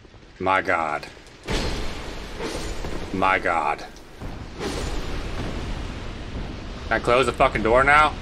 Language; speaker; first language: English; native; English